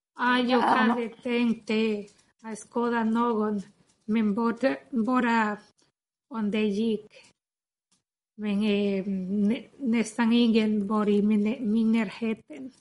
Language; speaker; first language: Swedish; non-native, learner; Spanish